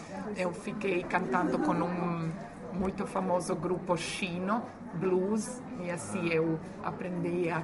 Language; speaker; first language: Portuguese; non-native, fluent; Croatian